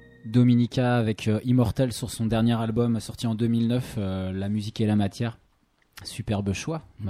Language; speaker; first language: French; native; French